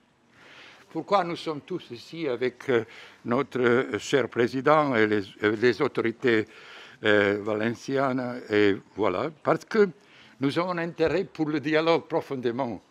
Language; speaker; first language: French; non-native, fluent; Bosnian